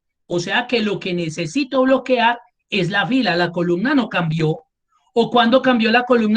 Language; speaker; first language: Spanish; native; Spanish